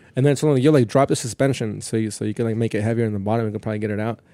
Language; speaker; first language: English; early bilingual, other home language; Spanish